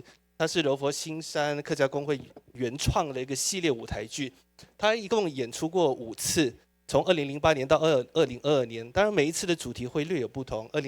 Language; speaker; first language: Chinese; native; Chinese